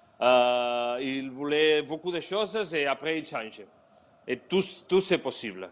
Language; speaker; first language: French; non-native, learner; Spanish